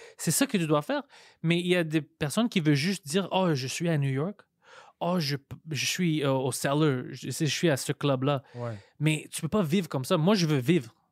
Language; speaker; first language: French; non-native, local second language; Greek